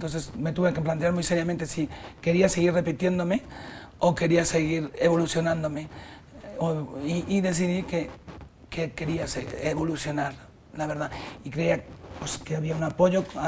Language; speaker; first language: Spanish; native; Spanish